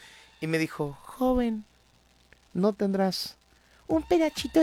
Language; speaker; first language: Spanish; native; Spanish